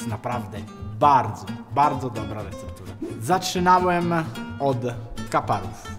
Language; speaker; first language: Polish; non-native, learner; Italian